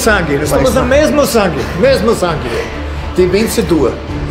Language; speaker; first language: Portuguese; non-native, fluent; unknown